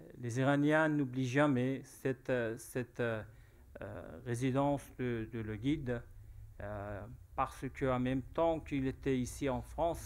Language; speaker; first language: French; non-native, fluent; Persian